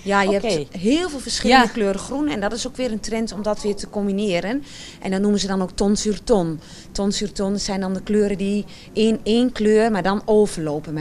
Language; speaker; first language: Dutch; native; Dutch